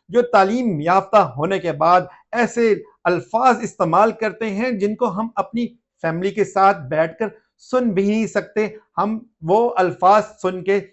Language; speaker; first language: Urdu; native; Urdu